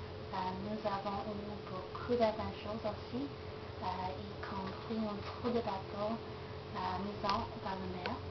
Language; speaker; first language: French; non-native, learner; English